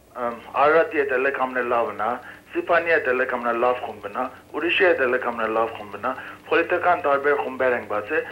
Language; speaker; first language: Armenian; early bilingual, heritage; Armenian